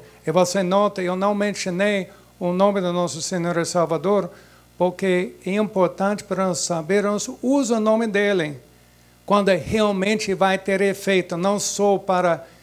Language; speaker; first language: Portuguese; non-native, fluent; English